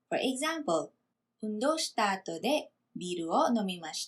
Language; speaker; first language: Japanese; non-native, fluent; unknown